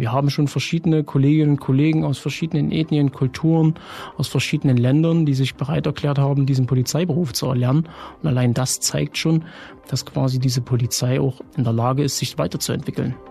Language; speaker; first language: German; native; German